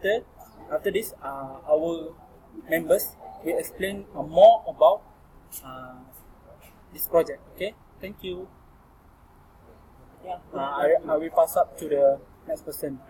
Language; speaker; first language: English; non-native, learner; Malay